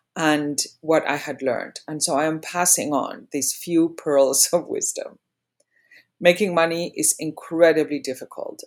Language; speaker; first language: English; non-native, fluent; Spanish